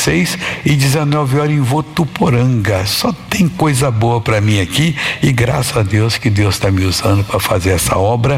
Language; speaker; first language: Portuguese; native; Portuguese